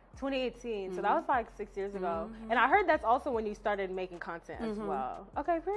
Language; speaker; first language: English; native; English